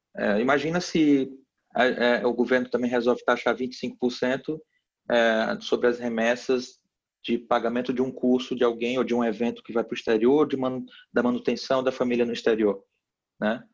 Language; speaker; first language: Portuguese; native; Portuguese